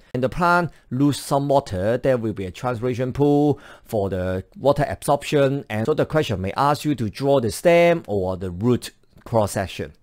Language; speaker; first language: English; non-native, local second language; Cantonese